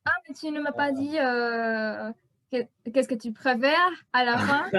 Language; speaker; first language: French; non-native, fluent; Spanish